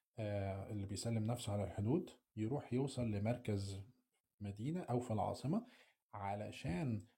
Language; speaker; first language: Arabic; native; Arabic